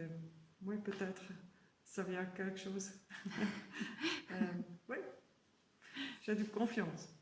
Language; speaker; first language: French; non-native, learner; German